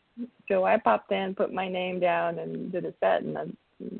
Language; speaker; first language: English; non-native, fluent; Russian